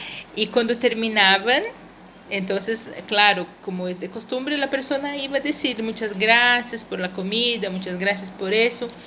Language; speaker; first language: Spanish; non-native, fluent; Portuguese